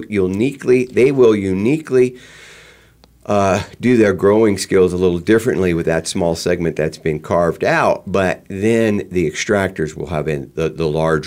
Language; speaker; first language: English; native; English